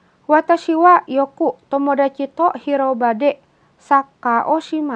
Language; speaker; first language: Japanese; non-native, fluent; Indonesian